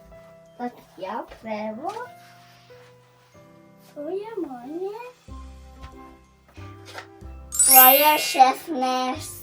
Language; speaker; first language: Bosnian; early bilingual, heritage; Serbian